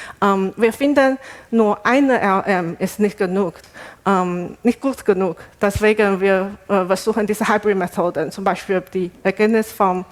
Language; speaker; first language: German; non-native, learner; Chinese